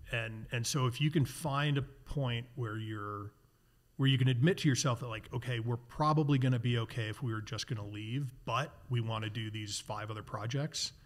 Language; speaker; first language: English; native; English